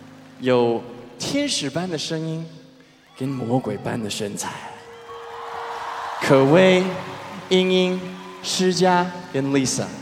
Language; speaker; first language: Chinese; early bilingual, heritage; Chinese